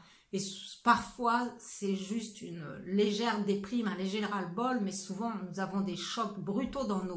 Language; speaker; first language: French; native; French